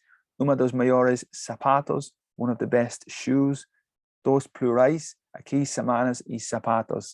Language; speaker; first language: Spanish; non-native, fluent; English